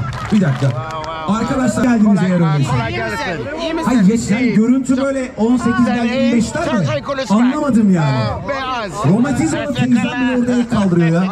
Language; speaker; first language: Turkish; native; Turkish